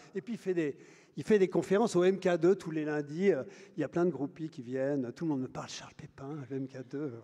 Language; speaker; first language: French; native; French